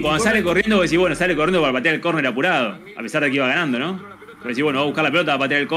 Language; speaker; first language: Spanish; native; Spanish